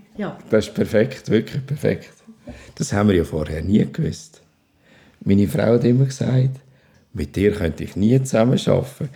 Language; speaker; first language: German; native; German